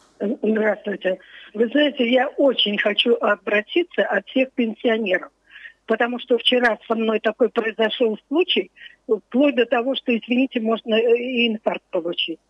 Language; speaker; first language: Russian; native; Russian